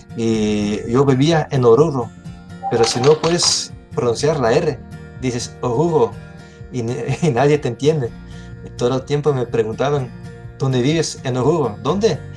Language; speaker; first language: Spanish; non-native, fluent; Dutch